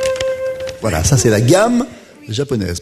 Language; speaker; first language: French; native; French